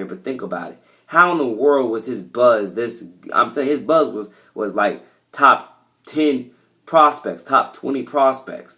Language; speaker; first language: English; native; English